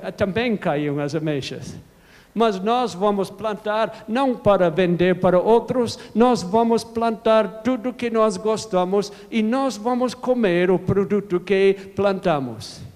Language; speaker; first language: Portuguese; non-native, fluent; English